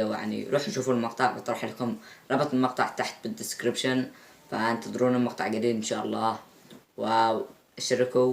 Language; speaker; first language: Arabic; native; Arabic